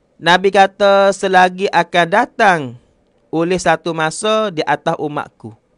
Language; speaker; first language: Malay; native; Malay